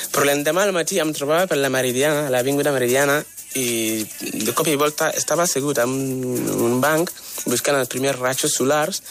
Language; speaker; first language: Catalan; non-native, fluent; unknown